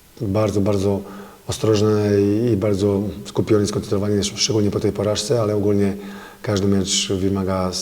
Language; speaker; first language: Polish; non-native, fluent; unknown